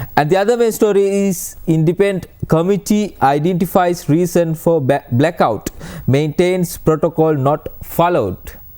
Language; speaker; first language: English; non-native, local second language; Sinhala